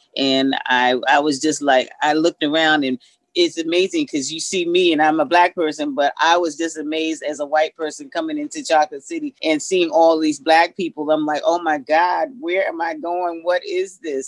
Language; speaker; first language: English; native; English